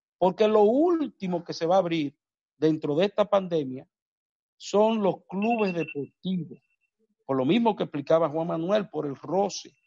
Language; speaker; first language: Spanish; native; Spanish